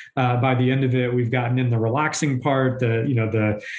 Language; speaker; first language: English; native; English